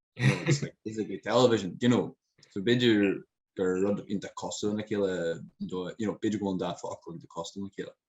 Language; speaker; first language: Irish; non-native, local second language; English